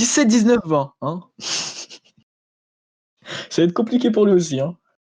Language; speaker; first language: French; native; French